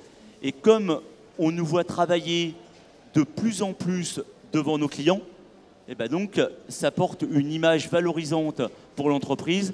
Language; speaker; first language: French; native; French